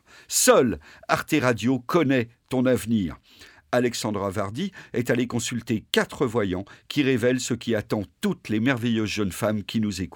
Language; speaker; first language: French; native; French